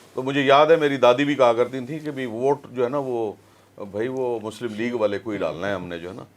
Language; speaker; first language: Urdu; native; Urdu